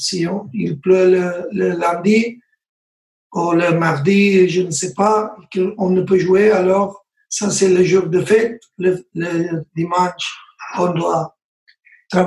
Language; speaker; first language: French; non-native, learner; Spanish